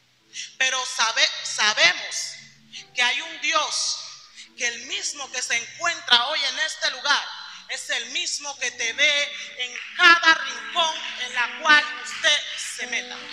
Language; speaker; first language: Spanish; native; Spanish